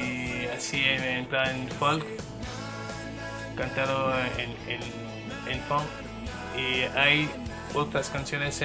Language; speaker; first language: Spanish; non-native, fluent; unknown